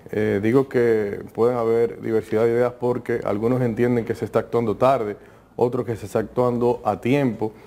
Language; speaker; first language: Spanish; native; Spanish